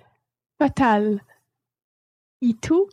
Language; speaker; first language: Spanish; non-native, learner; English